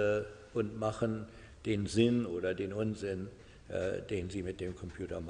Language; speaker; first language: German; non-native, fluent; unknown